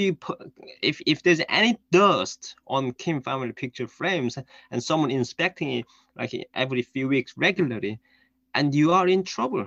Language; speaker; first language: English; non-native, fluent; Korean